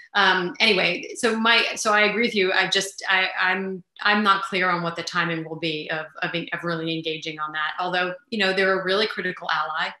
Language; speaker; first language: English; early bilingual, other home language; Armenian